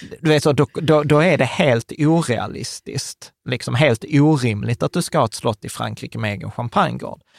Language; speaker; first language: Swedish; early bilingual, other home language; Czech